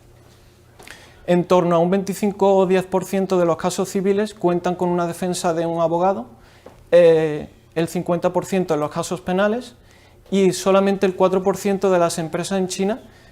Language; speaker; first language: Spanish; native; Spanish